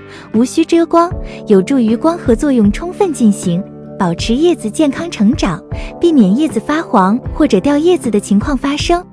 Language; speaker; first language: Chinese; native; Chinese